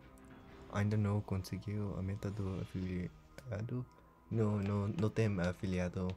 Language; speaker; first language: Portuguese; non-native, learner; English